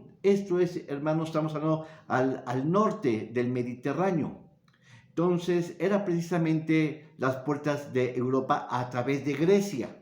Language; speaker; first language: Spanish; native; Spanish